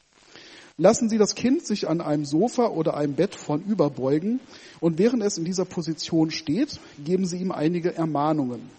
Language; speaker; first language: German; native; German